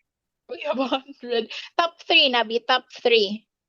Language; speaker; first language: English; non-native, local second language; Filipino